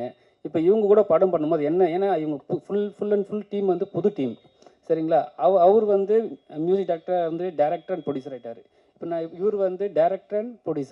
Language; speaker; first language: Tamil; native; Tamil